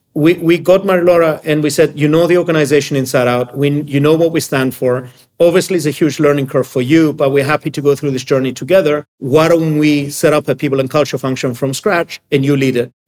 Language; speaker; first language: English; early bilingual, other home language; Greek